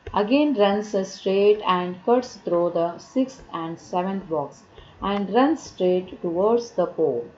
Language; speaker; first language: English; non-native, local second language; Kannada